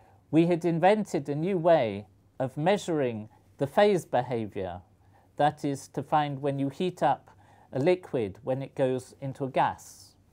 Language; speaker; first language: English; native; English